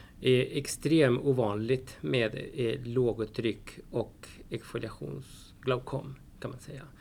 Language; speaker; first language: Swedish; non-native, fluent; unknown